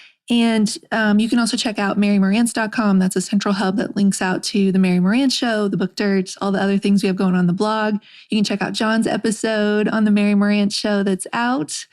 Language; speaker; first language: English; native; English